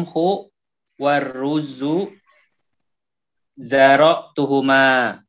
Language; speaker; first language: Arabic; non-native, learner; Indonesian